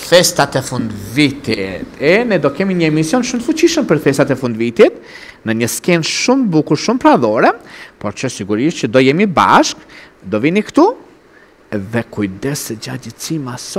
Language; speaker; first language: Albanian; native; Albanian